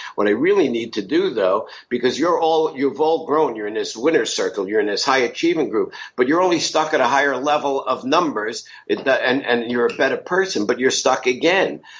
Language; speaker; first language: English; native; English